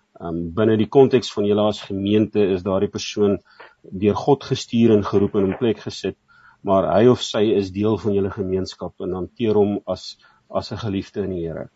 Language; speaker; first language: Afrikaans; native; Afrikaans